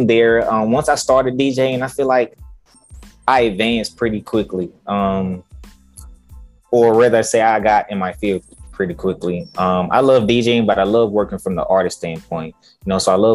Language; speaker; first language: English; native; English